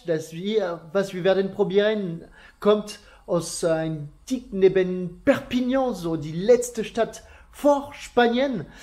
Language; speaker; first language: German; non-native, learner; French